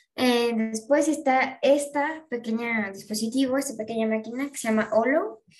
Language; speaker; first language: Spanish; native; Spanish